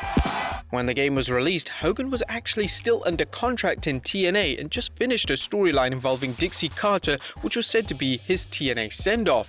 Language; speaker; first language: English; native; English